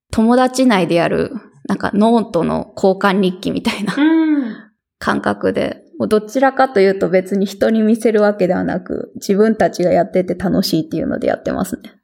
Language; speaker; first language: Japanese; native; Japanese